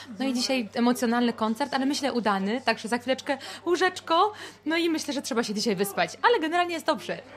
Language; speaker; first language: Polish; native; Polish